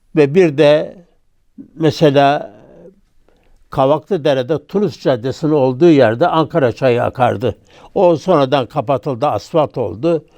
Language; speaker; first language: Turkish; native; Turkish